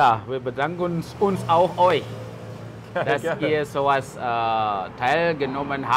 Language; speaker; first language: German; non-native, fluent; Balinese